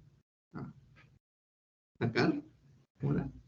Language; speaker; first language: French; non-native, learner; Spanish